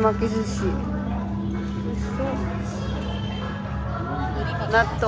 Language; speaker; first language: Japanese; non-native, learner; Filipino